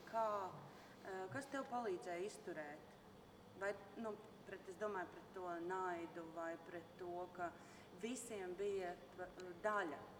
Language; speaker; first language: Latvian; native; Latvian